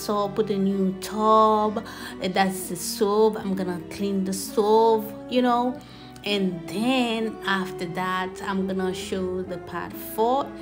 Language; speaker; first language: English; non-native, fluent; Haitian Creole